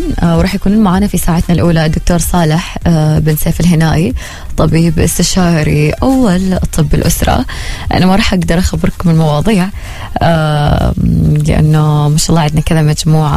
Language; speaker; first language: Arabic; native; Arabic